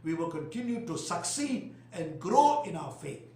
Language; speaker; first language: English; non-native, local second language; Tamil